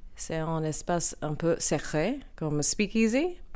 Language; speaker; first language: French; non-native, learner; English